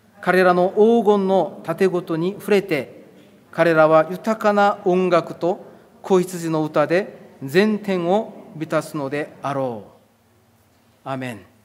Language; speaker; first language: Japanese; non-native, fluent; Korean